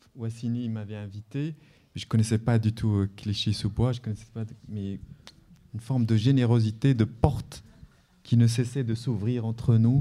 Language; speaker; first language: French; non-native, local second language; Arabic